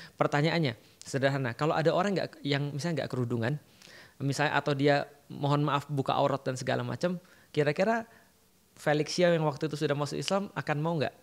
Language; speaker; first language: Indonesian; native; Indonesian